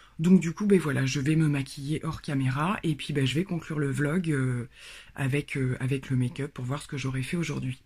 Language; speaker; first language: French; native; French